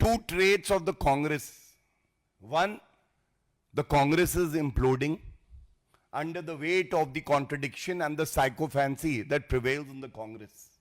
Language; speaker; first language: English; non-native, local second language; Hindi